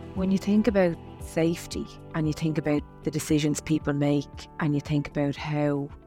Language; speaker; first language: English; native; English